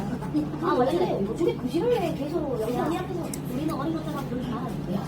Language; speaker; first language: Korean; native; Korean